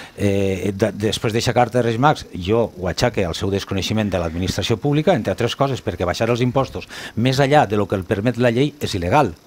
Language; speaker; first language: Catalan; native; Catalan